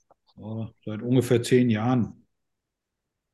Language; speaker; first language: German; native; German